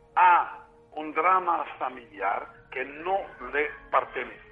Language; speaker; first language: Spanish; non-native, fluent; French